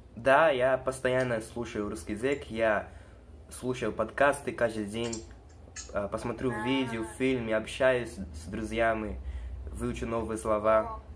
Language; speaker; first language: Russian; non-native, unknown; Portuguese